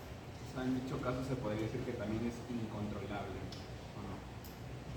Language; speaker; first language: Spanish; native; Spanish